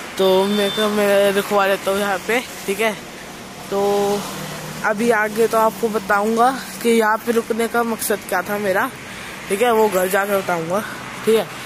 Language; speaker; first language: Hindi; native; Hindi